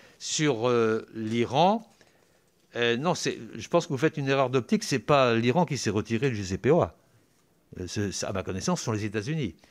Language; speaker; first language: French; native; French